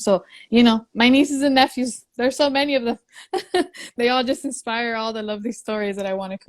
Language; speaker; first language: English; early bilingual, other home language; Spanish